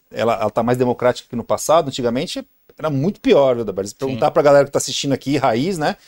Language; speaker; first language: Portuguese; native; Portuguese